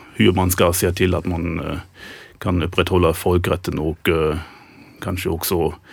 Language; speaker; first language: Swedish; non-native, fluent; German